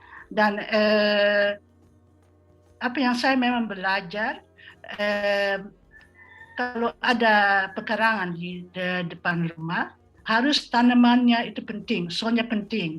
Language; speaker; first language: Indonesian; non-native, fluent; Dutch